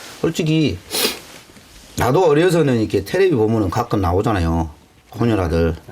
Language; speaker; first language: Korean; native; Korean